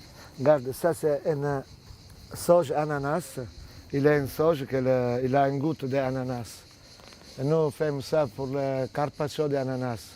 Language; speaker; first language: French; non-native, fluent; Italian